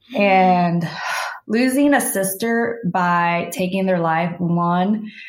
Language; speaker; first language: English; early bilingual, other home language; Spanish